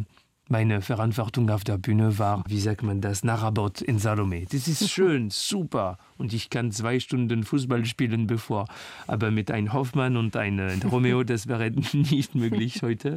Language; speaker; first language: German; non-native, fluent; French